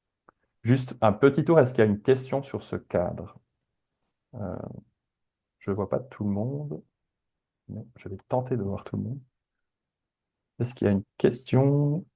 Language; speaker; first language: French; native; French